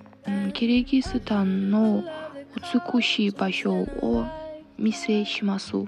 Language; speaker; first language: Japanese; non-native, learner; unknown